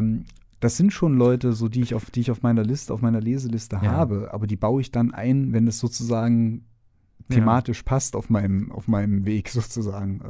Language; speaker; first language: German; native; German